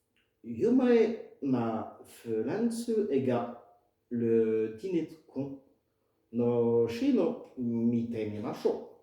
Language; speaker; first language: Japanese; non-native, fluent; French